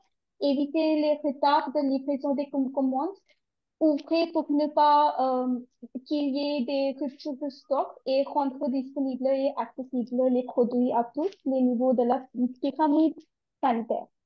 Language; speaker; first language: French; non-native, learner; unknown